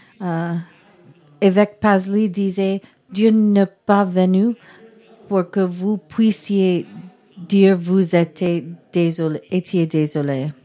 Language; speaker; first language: French; non-native, learner; English